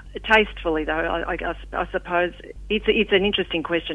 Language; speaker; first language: English; early bilingual, other home language; Macedonian